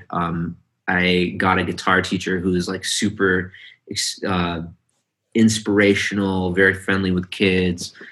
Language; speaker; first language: English; early bilingual, other home language; Hindi